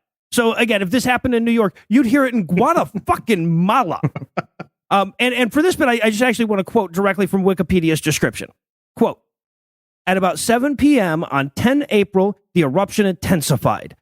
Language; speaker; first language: English; native; English